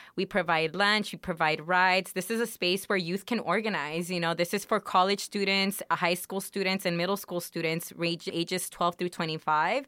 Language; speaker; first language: English; native; English